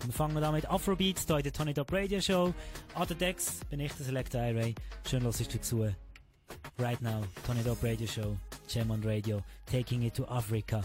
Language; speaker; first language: German; native; German